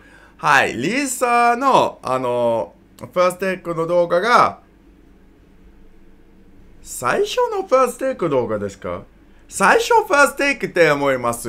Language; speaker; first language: Japanese; non-native, learner; English